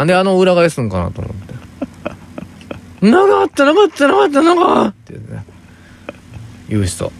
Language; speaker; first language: Japanese; native; Japanese